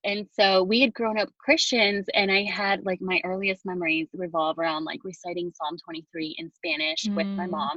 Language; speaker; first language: English; early bilingual, other home language; Spanish